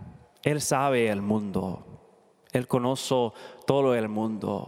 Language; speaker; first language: Spanish; non-native, learner; English